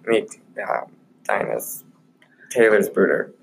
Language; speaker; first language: German; non-native, learner; English